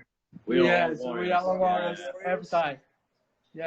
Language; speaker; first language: English; non-native, learner; Portuguese